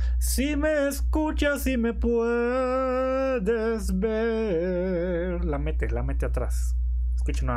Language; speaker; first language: Spanish; native; Spanish